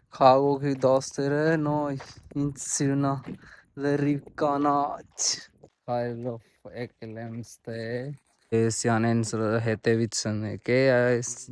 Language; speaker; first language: Armenian; non-native, learner; Hindi